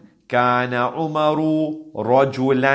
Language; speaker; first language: Arabic; non-native, fluent; English